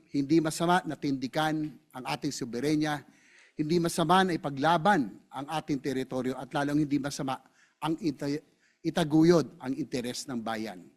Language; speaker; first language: Filipino; native; Filipino